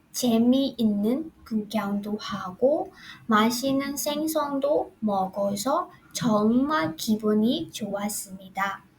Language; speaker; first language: Korean; non-native, fluent; Burmese